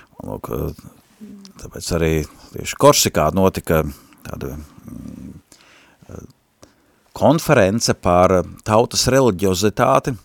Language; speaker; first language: Latvian; native; Latvian